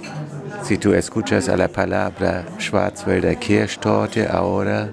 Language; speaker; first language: Spanish; non-native, fluent; German